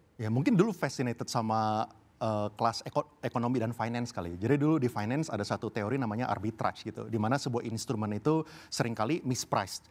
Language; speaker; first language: Indonesian; early bilingual, heritage; Indonesian